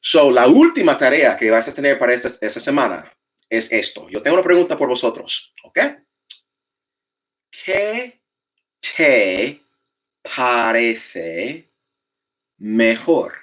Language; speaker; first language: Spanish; non-native, fluent; English